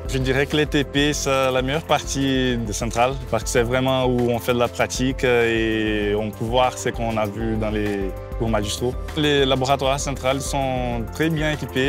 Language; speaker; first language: French; non-native, fluent; Portuguese